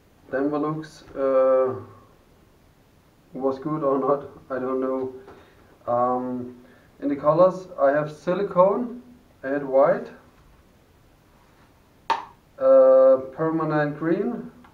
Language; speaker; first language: English; non-native, learner; German